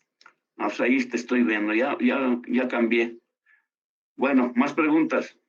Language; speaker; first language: Spanish; native; Spanish